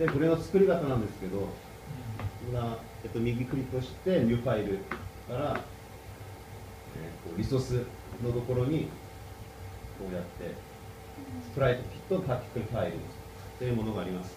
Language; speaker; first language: Japanese; non-native, fluent; Korean